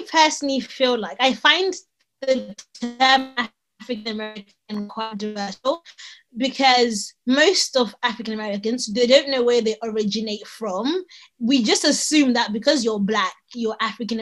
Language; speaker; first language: English; native; English